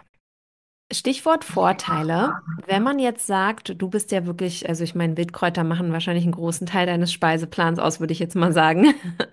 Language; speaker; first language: German; native; German